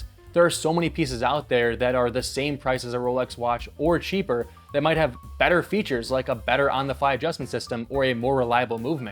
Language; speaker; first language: English; native; English